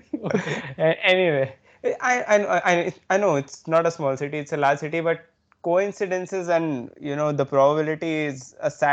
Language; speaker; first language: English; non-native, local second language; Hindi